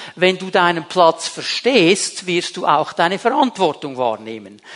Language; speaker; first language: German; native; German